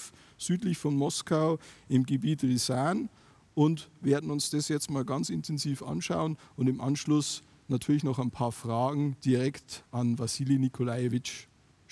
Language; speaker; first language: German; native; German